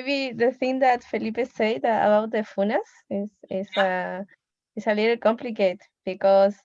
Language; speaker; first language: English; non-native, learner; Spanish